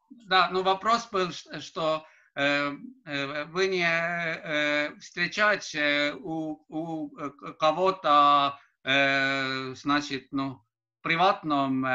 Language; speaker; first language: Russian; non-native, learner; Estonian